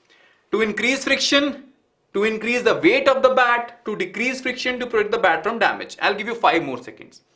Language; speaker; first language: English; non-native, local second language; Hindi